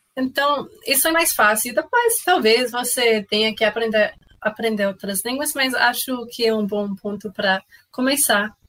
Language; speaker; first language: Portuguese; non-native, fluent; English